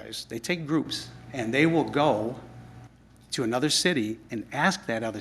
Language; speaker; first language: English; native; English